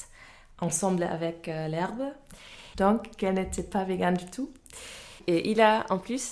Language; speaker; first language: French; non-native, fluent; German